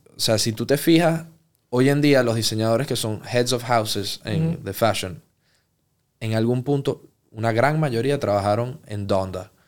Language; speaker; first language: Spanish; early bilingual, heritage; Spanish